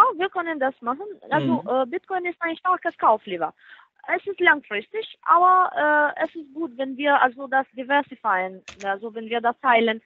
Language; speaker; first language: German; non-native, fluent; Spanish